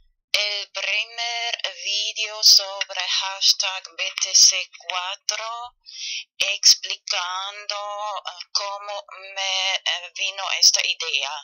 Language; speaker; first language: Spanish; non-native, fluent; German